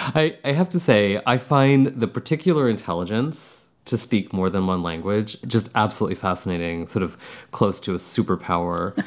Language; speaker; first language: English; early bilingual, other home language; Bangla